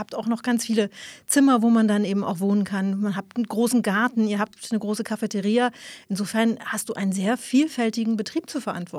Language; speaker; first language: German; native; German